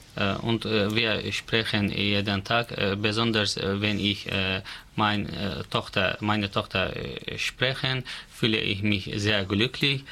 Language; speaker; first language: German; non-native, learner; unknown